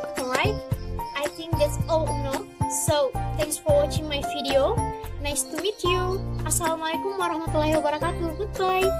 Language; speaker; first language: English; non-native, learner; Indonesian